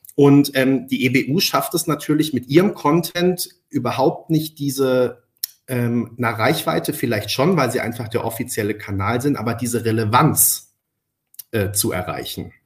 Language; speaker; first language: German; early bilingual, other home language; Spanish